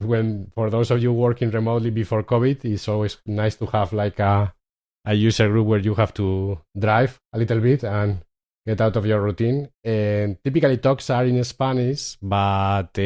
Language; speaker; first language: English; non-native, fluent; Spanish